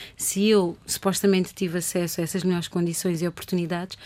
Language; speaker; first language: Portuguese; native; Portuguese